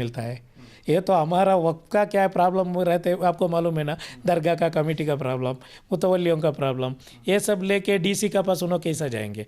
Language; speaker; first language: Hindi; non-native, local second language; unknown